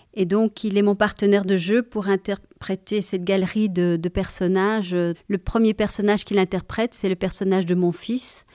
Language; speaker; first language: French; native; French